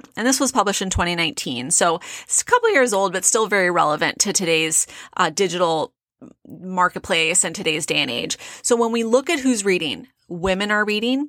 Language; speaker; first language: English; native; English